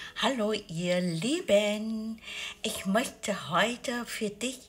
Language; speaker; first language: German; non-native, learner; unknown